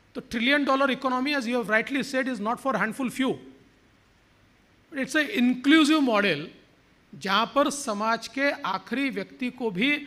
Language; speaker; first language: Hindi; non-native, local second language; Marathi